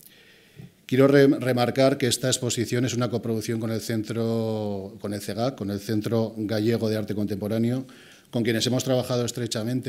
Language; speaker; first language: Spanish; native; Spanish